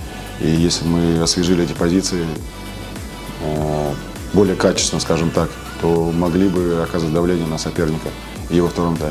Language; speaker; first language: Russian; native; Russian